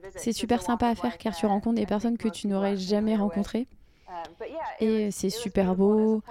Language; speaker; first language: French; non-native, fluent; English